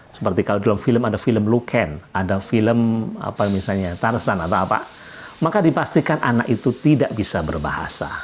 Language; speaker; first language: Indonesian; non-native, local second language; Javanese